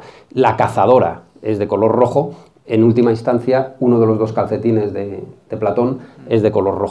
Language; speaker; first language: Spanish; native; Spanish